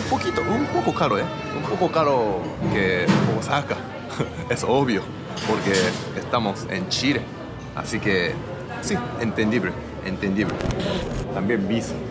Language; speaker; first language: Spanish; non-native, learner; Japanese